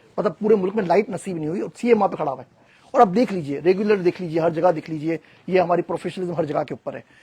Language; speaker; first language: Urdu; native; Urdu